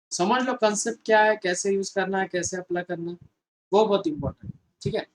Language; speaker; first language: Hindi; non-native, local second language; Marathi